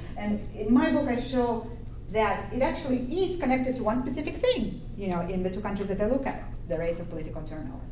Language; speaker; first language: English; non-native, fluent; Ukrainian